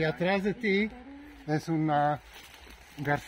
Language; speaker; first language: Spanish; non-native, fluent; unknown